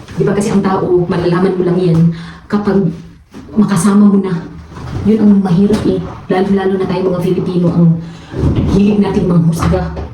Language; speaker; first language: Filipino; non-native, local second language; Cebuano